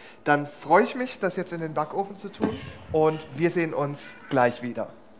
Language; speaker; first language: German; native; German